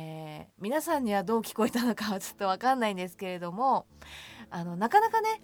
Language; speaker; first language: Japanese; native; Japanese